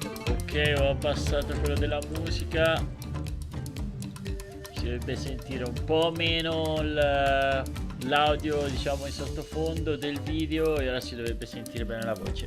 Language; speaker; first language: Italian; native; Italian